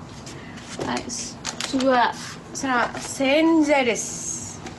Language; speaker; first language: Japanese; non-native, learner; Indonesian